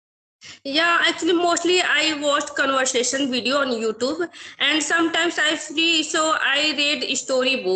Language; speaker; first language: English; non-native, learner; Hindi